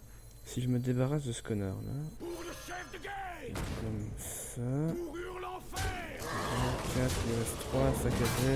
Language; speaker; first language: French; native; French